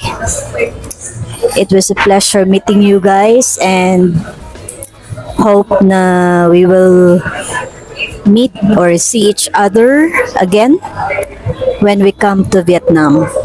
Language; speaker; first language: English; non-native, local second language; Aklanon